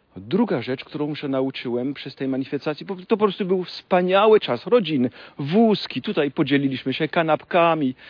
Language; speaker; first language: Polish; non-native, fluent; French